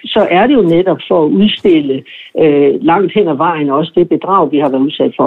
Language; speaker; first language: Danish; native; Danish